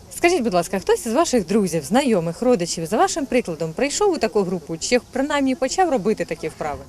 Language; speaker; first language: Ukrainian; native; Ukrainian